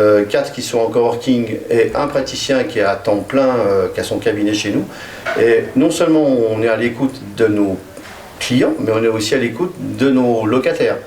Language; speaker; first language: French; native; French